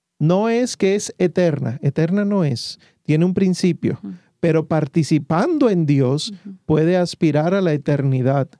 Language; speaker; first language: Spanish; native; Spanish